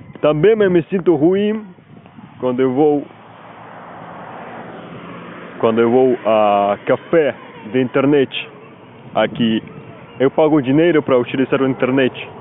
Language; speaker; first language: Portuguese; non-native, learner; Spanish